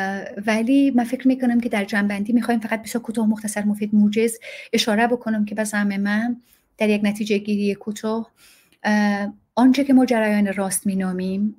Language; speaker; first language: Persian; native; Persian